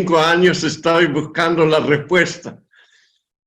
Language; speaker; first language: Spanish; non-native, fluent; Hebrew